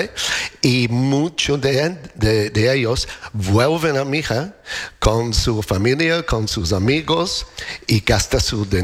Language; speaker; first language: Spanish; non-native, learner; English